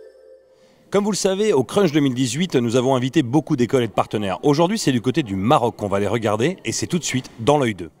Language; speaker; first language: French; native; French